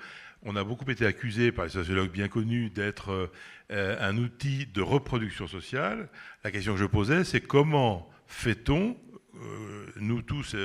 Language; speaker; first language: French; native; French